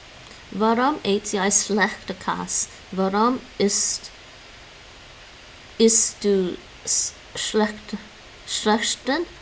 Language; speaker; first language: Dutch; non-native, learner; English